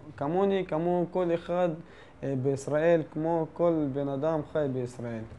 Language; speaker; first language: Hebrew; non-native, local second language; Arabic